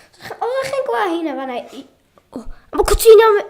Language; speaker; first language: Welsh; native; Welsh